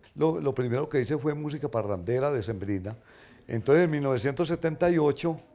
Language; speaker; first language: Spanish; native; Spanish